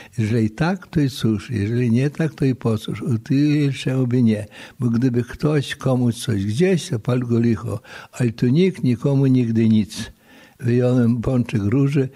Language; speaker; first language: Polish; native; Polish